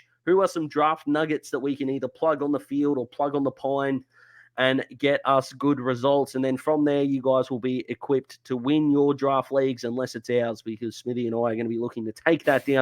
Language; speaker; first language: English; native; English